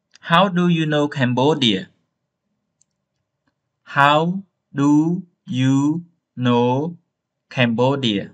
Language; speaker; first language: English; non-native, learner; Khmer